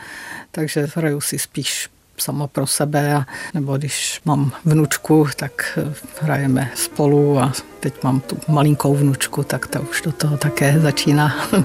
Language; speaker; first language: Czech; native; Czech